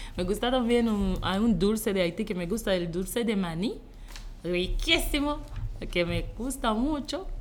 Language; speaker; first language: Spanish; non-native, fluent; Haitian Creole